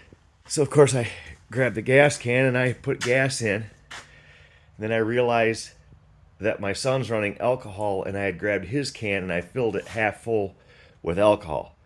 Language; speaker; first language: English; native; English